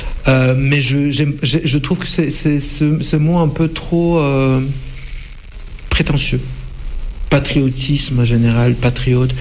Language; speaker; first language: French; non-native, fluent; Russian